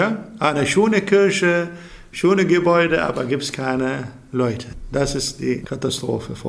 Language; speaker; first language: German; non-native, learner; Arabic